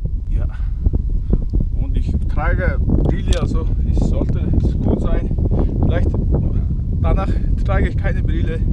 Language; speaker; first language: German; non-native, learner; Mongolian